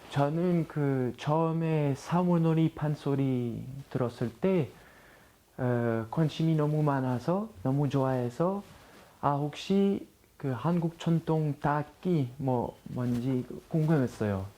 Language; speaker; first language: Korean; non-native, fluent; French